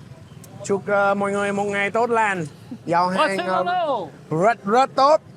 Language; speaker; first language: Vietnamese; non-native, fluent; English